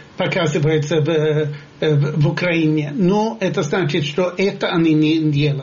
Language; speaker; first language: Russian; non-native, fluent; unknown